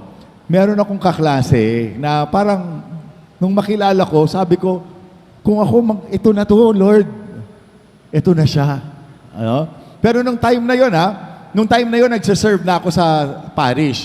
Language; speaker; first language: Filipino; native; Filipino